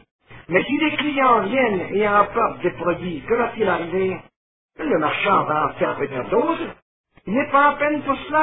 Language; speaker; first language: French; native; French